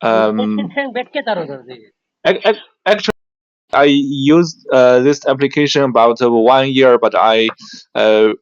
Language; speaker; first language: English; non-native, learner; Chinese